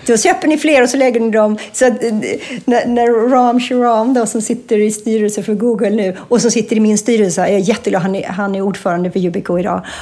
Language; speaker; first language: Swedish; native; Swedish